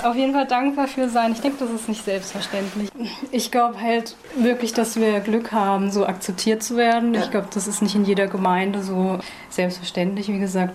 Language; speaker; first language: German; native; German